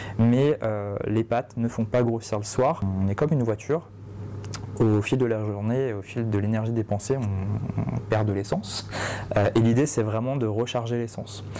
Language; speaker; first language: French; native; French